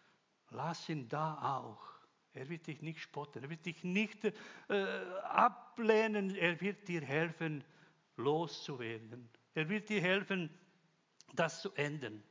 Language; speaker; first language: German; non-native, fluent; Croatian